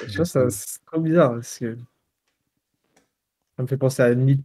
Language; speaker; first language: French; native; French